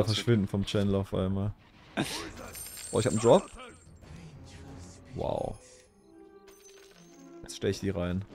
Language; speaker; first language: German; native; German